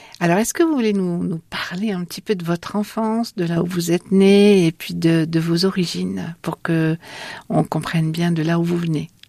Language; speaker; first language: French; native; French